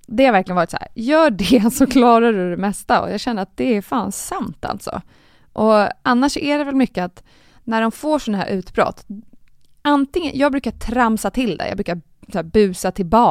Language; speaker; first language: Swedish; native; Swedish